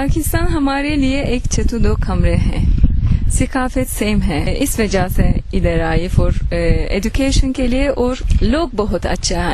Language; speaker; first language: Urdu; non-native, learner; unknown